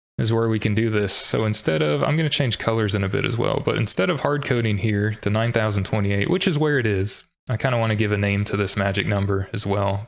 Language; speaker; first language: English; native; English